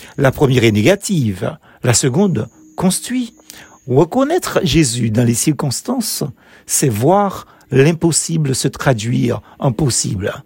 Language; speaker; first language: French; native; French